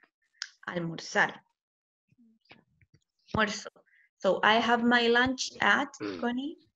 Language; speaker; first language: English; non-native, fluent; Spanish